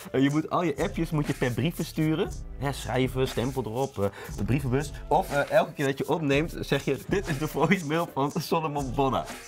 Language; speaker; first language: Dutch; native; Dutch